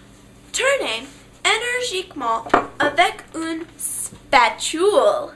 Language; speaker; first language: French; non-native, learner; English